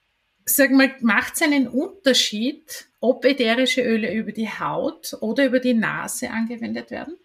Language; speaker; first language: German; native; German